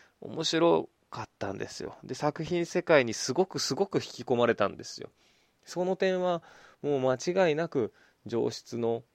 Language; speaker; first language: Japanese; native; Japanese